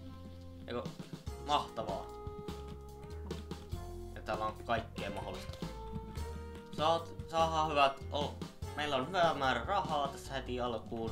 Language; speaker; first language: Finnish; native; Finnish